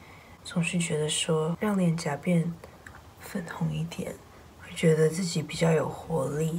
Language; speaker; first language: Chinese; early bilingual, heritage; Chinese